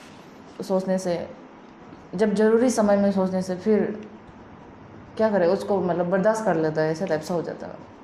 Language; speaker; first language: Hindi; non-native, local second language; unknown